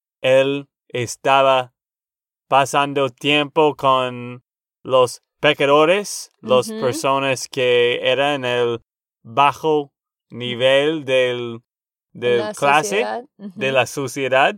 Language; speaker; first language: Spanish; non-native, learner; English